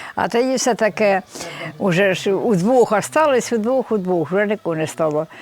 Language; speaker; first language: Ukrainian; native; Ukrainian